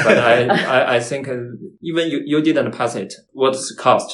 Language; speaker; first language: English; non-native, learner; Chinese